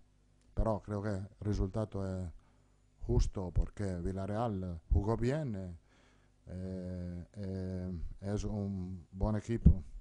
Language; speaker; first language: Spanish; non-native, fluent; Italian